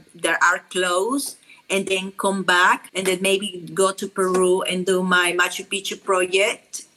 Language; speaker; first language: English; non-native, fluent; Spanish